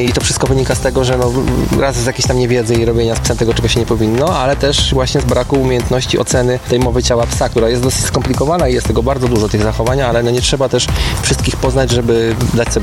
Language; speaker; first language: Polish; native; Polish